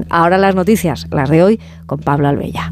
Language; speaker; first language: Spanish; native; Spanish